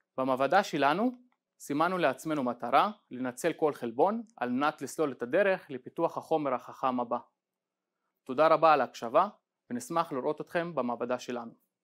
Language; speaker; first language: Hebrew; non-native, local second language; Arabic